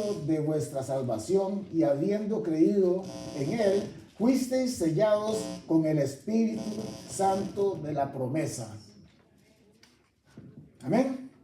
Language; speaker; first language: Spanish; native; Spanish